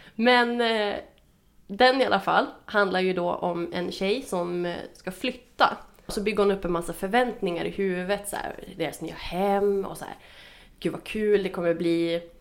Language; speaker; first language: Swedish; native; Swedish